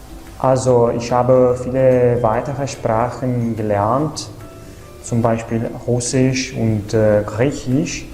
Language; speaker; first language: German; non-native, fluent; Italian